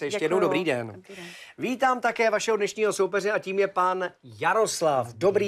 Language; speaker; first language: Czech; native; Czech